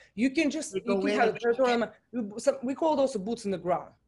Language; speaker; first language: English; non-native, fluent; Russian